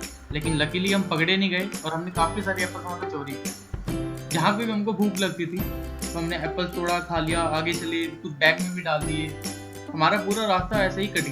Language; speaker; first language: Hindi; native; Hindi